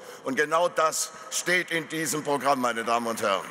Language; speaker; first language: German; native; German